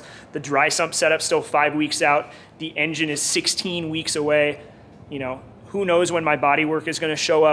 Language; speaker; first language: English; native; English